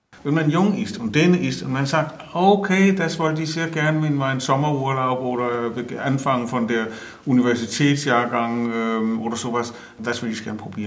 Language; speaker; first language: German; non-native, learner; Danish